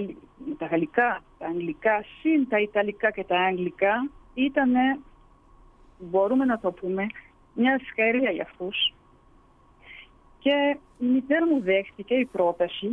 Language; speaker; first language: Greek; early bilingual, heritage; Greek